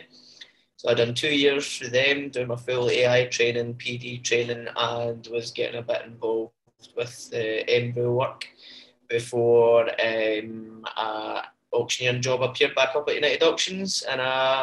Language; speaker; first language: English; native; English